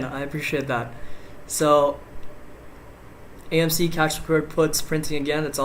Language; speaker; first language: English; native; English